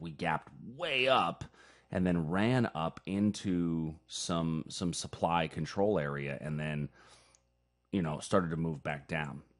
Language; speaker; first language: English; native; English